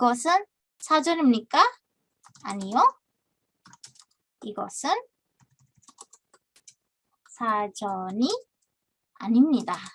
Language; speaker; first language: Korean; non-native, fluent; Indonesian